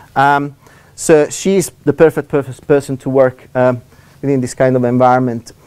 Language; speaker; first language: English; non-native, fluent; Italian